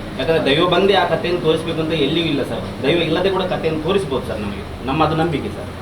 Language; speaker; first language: Kannada; non-native, local second language; Tulu